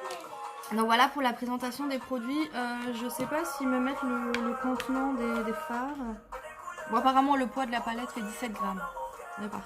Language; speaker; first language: French; native; French